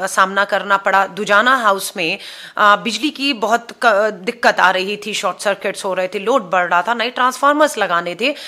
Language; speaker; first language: Hindi; native; Hindi